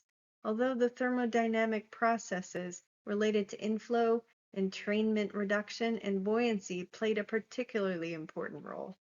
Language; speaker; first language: English; native; English